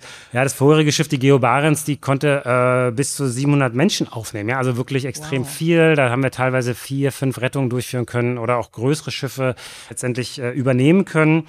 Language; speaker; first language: German; native; German